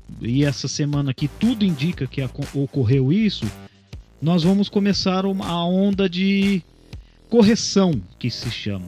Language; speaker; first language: Portuguese; native; Portuguese